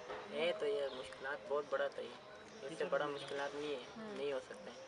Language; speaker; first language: Hindi; non-native, fluent; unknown